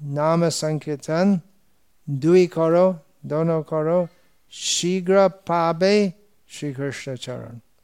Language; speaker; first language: Hindi; non-native, fluent; English